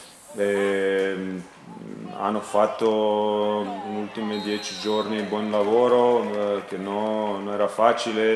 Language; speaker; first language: Italian; non-native, learner; Croatian